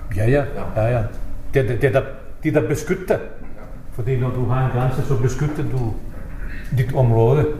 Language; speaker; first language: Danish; non-native, fluent; Bosnian